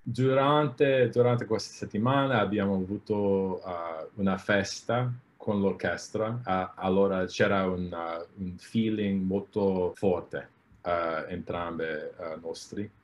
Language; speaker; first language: Italian; non-native, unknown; English